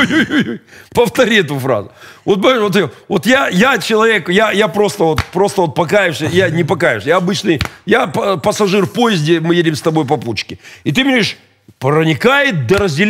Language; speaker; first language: Russian; native; Russian